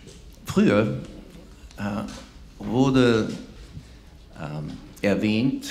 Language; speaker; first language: German; non-native, fluent; English